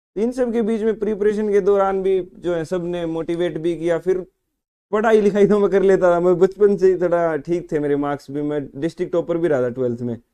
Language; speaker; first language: Hindi; native; Hindi